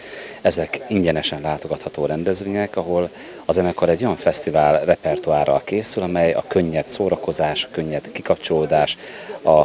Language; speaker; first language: Hungarian; native; Hungarian